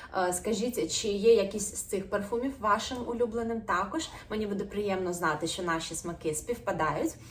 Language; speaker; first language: Ukrainian; non-native, local second language; Russian